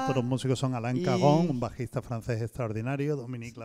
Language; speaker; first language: Spanish; native; Spanish